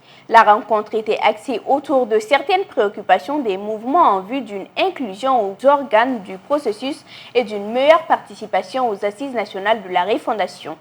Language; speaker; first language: French; non-native, local second language; Bambara